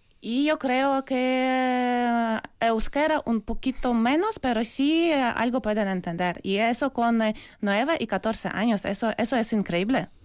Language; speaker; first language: Spanish; non-native, learner; Ukrainian